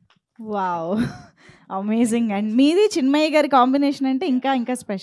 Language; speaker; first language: Telugu; native; Telugu